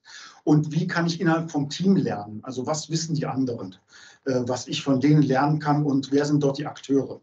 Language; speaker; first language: German; native; German